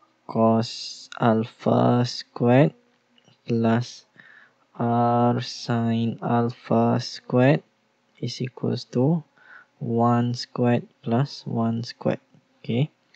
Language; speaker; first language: English; non-native, local second language; Malay